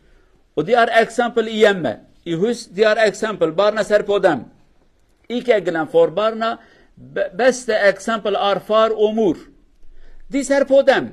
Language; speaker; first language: Norwegian; non-native, learner; Kurdish